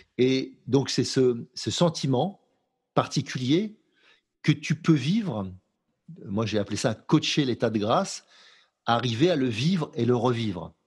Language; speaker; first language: French; native; French